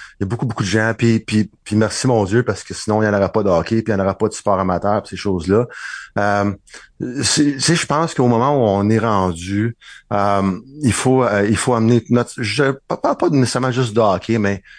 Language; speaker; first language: French; native; French